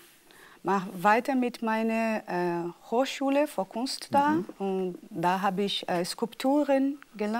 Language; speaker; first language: German; non-native, fluent; Portuguese